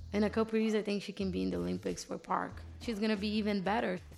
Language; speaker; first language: English; non-native, fluent; Portuguese